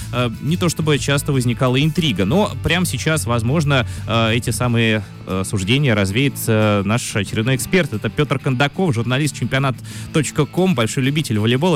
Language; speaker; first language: Russian; native; Russian